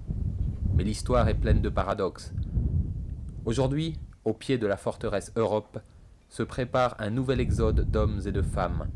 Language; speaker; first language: French; native; French